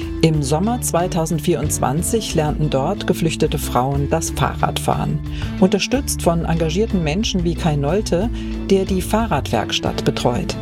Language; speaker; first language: German; native; German